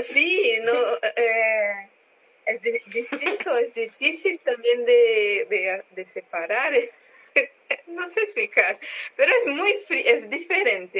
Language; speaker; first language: Spanish; non-native, learner; Portuguese